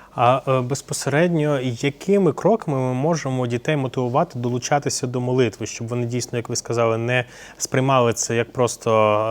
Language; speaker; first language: Ukrainian; native; Ukrainian